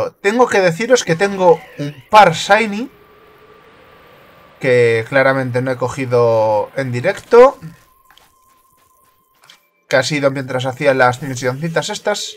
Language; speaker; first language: Spanish; native; Spanish